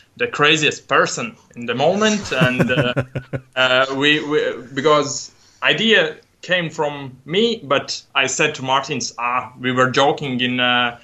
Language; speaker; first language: English; non-native, learner; Latvian